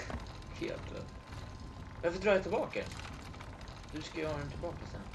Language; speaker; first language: Swedish; native; Swedish